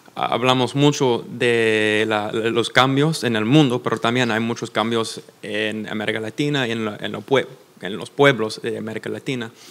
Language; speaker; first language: Spanish; non-native, fluent; English